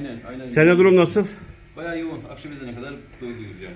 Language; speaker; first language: Turkish; native; Turkish